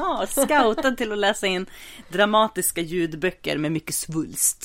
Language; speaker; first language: Swedish; native; Swedish